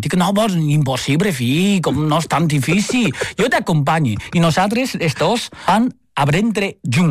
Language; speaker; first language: Catalan; non-native, fluent; Chinese